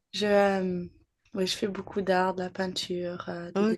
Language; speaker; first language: French; early bilingual, other home language; English